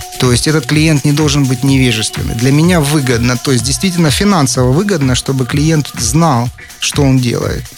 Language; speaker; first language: Russian; native; Russian